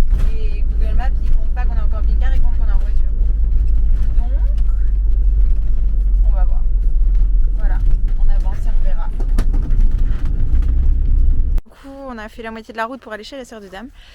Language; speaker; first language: French; native; French